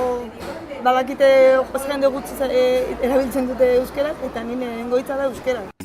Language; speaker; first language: Basque; non-native, learner; Spanish